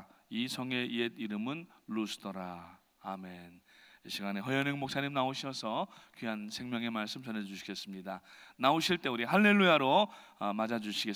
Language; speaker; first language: Korean; native; Korean